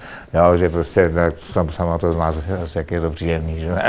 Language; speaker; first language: Czech; native; Czech